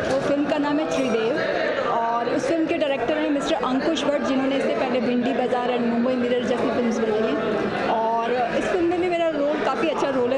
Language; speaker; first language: Hindi; native; Hindi